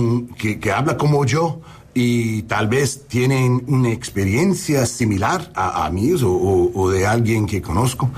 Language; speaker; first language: Spanish; non-native, learner; English